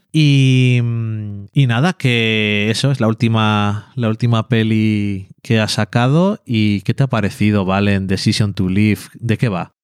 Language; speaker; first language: Spanish; native; Spanish